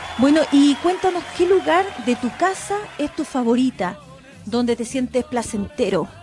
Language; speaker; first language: Spanish; native; Spanish